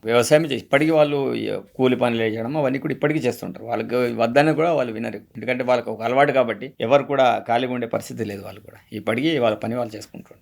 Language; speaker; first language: Telugu; non-native, local second language; Gondi